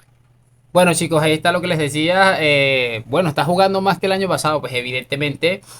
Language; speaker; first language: Spanish; native; Spanish